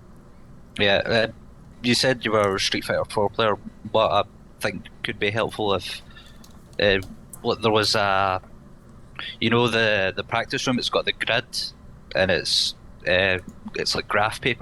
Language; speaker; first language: English; native; English